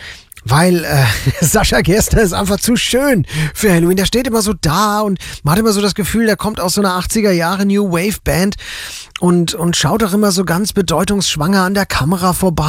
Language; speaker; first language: German; native; German